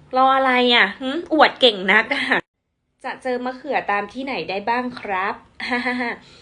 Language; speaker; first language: Thai; non-native, local second language; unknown